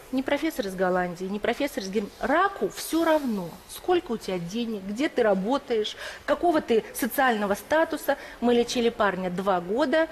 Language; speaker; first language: Russian; native; Russian